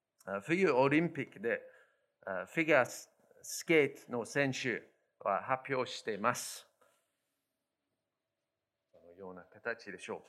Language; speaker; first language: Japanese; non-native, fluent; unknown